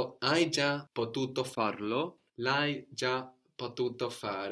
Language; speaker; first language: Italian; non-native, fluent; English